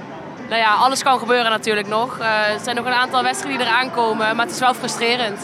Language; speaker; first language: Dutch; native; Dutch